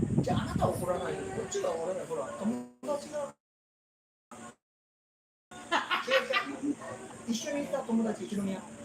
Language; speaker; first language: Japanese; native; Japanese